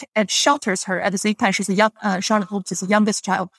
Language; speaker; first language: English; non-native, fluent; Chinese